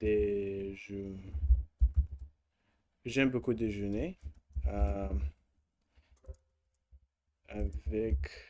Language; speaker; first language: French; non-native, learner; Russian